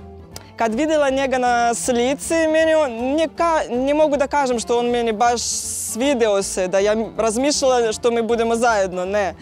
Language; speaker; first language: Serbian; non-native, learner; Russian